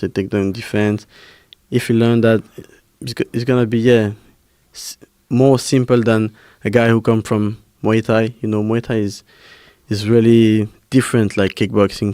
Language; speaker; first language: English; non-native, fluent; French